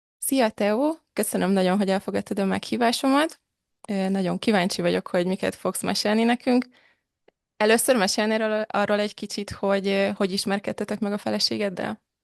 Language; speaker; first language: Hungarian; native; Hungarian